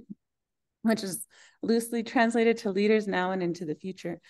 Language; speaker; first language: English; native; English